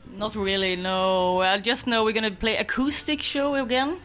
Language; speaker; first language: English; non-native, fluent; Swedish